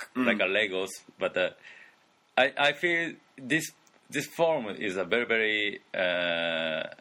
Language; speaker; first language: English; non-native, learner; Japanese